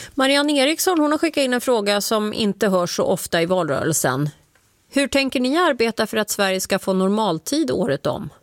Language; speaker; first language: Swedish; native; Swedish